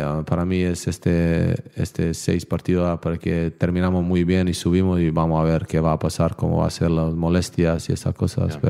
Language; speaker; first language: Spanish; non-native, learner; Bosnian